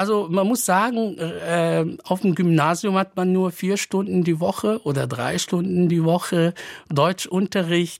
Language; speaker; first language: German; non-native, fluent; Arabic